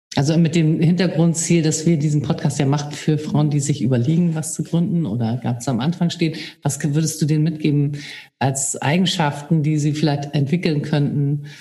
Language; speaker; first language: German; native; German